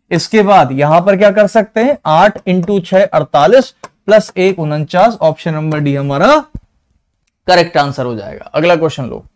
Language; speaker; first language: Hindi; native; Hindi